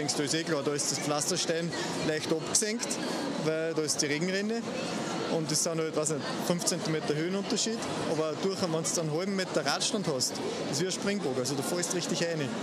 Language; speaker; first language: German; native; German